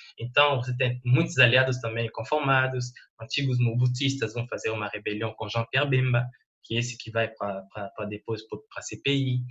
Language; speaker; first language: Portuguese; non-native, fluent; French